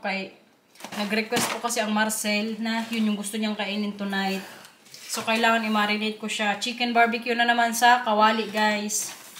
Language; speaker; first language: Filipino; non-native, local second language; Waray